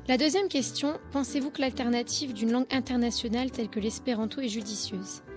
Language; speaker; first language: French; early bilingual, heritage; French